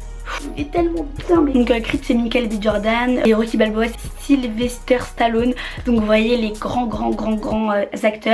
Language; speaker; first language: French; native; French